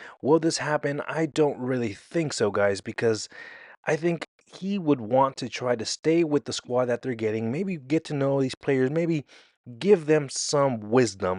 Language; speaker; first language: English; native; English